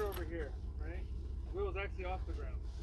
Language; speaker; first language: English; native; English